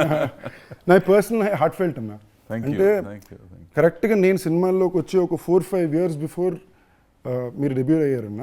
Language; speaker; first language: Telugu; native; Telugu